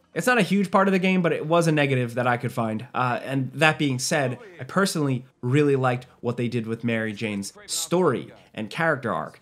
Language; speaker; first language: English; native; English